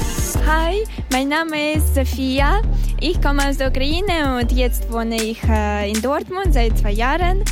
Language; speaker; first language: German; non-native, learner; Russian